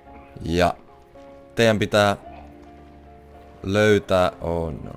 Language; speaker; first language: Finnish; native; Finnish